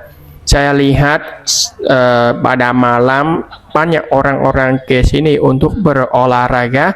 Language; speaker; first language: Indonesian; non-native, fluent; Vietnamese